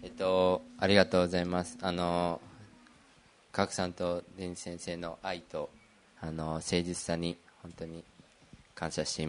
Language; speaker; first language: Japanese; early bilingual, other home language; Portuguese